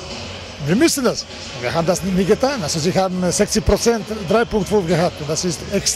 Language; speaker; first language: German; non-native, fluent; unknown